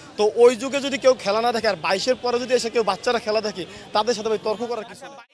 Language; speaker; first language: Bangla; native; Bangla